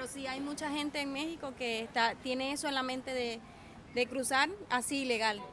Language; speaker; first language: Spanish; native; Spanish